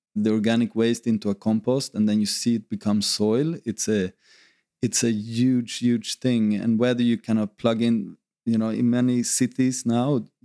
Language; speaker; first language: English; non-native, fluent; Swedish